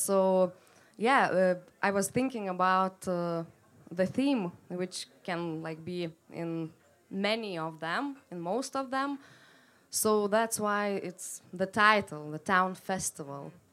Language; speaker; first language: English; non-native, fluent; Lithuanian